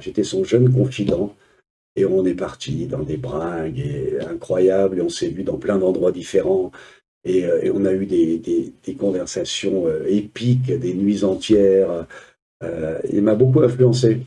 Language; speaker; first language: French; native; French